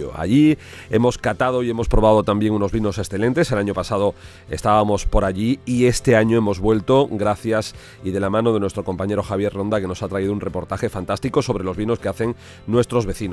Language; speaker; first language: Spanish; native; Spanish